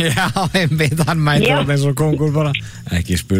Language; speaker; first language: Icelandic; native; Icelandic